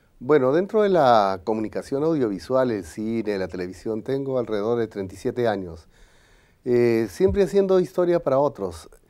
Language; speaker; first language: Spanish; native; Spanish